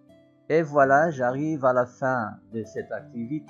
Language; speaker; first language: French; non-native, local second language; Arabic